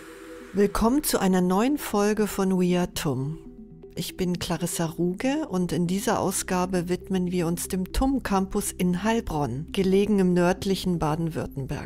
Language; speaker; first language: German; native; German